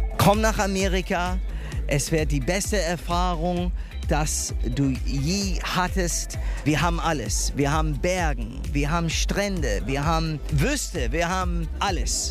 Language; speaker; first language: German; non-native, fluent; English